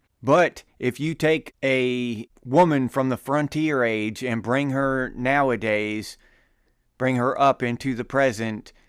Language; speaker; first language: English; native; English